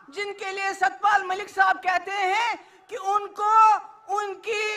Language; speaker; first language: Hindi; native; Hindi